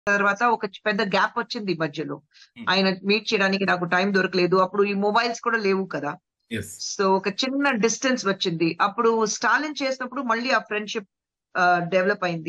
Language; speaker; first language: Telugu; non-native, local second language; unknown